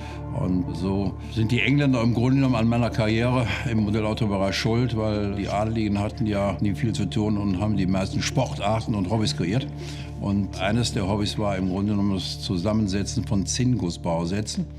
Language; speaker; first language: German; native; German